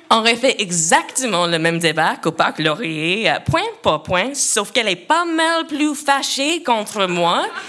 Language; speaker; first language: French; non-native, local second language; English